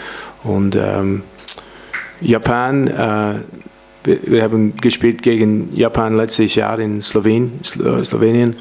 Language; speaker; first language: German; non-native, learner; English